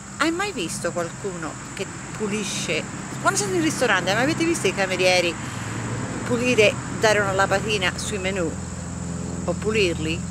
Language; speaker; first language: Italian; early bilingual, heritage; Italian